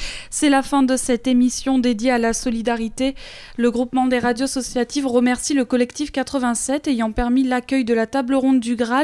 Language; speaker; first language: French; native; French